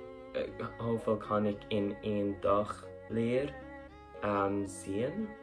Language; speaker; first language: Dutch; non-native, learner; English